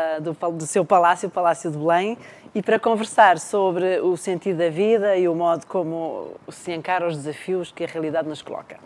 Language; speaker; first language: Portuguese; native; Portuguese